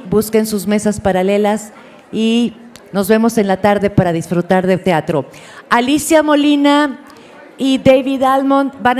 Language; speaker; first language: Spanish; native; Spanish